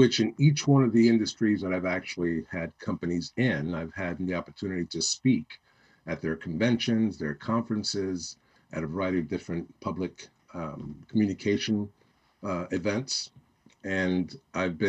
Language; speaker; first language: English; native; English